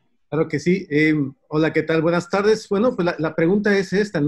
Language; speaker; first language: Spanish; native; Spanish